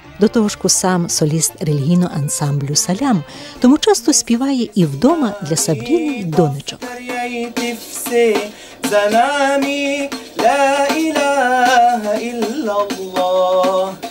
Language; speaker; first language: Ukrainian; native; Ukrainian